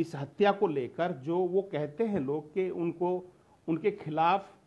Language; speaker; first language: Hindi; native; Hindi